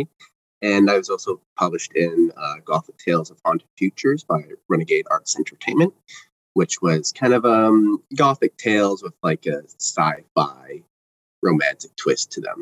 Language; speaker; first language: English; native; English